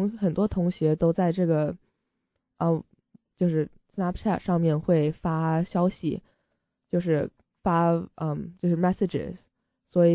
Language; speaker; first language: Chinese; early bilingual, heritage; Chinese